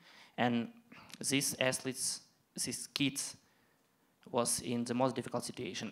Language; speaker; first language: English; non-native, learner; Ukrainian